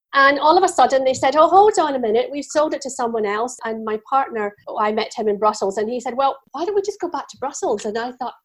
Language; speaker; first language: English; native; English